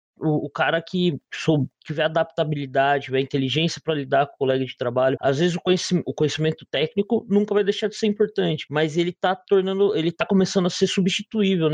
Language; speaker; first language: Portuguese; native; Portuguese